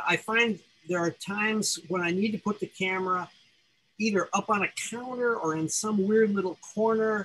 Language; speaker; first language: English; native; English